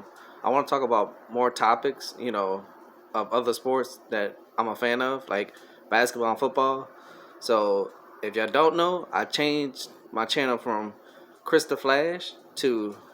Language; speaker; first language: English; native; English